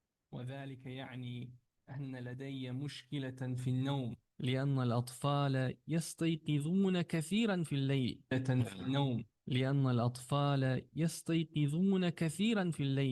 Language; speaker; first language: Arabic; non-native, fluent; Chechen